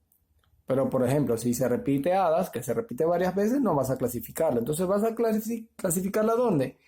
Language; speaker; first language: Spanish; native; Spanish